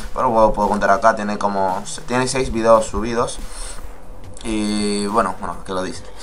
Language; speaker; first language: Spanish; native; Spanish